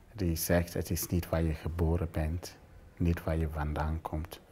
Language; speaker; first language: Dutch; non-native, fluent; English